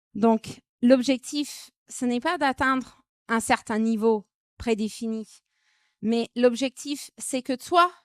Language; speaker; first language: French; non-native, fluent; English